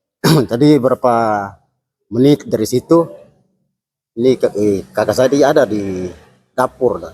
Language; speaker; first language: Indonesian; non-native, local second language; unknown